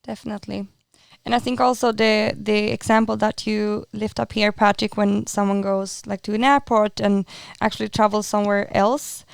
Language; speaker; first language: English; non-native, fluent; Swedish